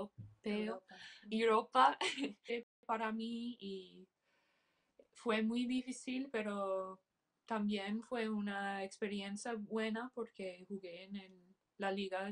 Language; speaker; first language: Spanish; early bilingual, heritage; English